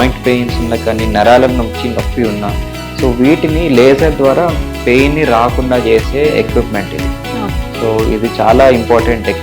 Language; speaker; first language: Telugu; native; Telugu